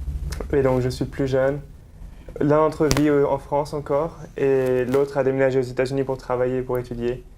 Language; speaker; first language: French; native; French